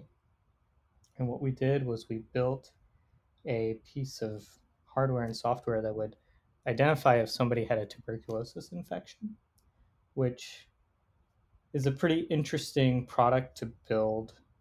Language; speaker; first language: English; native; English